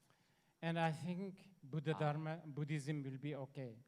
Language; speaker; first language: English; non-native, learner; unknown